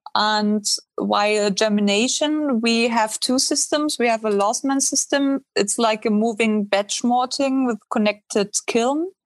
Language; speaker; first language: English; non-native, fluent; German